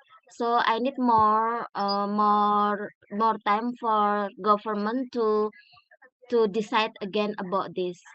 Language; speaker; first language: English; non-native, learner; Indonesian